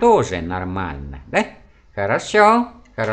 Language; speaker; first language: Russian; non-native, fluent; Vietnamese